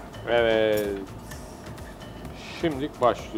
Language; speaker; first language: Turkish; native; Turkish